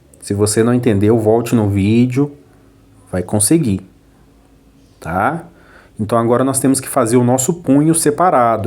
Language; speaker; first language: Portuguese; native; Portuguese